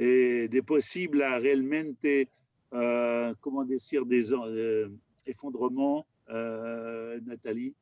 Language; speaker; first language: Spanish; non-native, learner; French